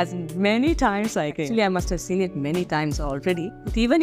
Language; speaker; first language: English; non-native, local second language; Kannada